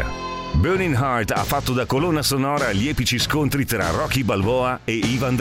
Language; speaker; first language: Italian; native; Italian